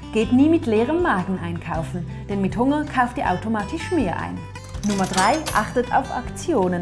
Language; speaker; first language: German; native; German